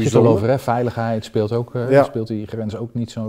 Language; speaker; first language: Dutch; native; Dutch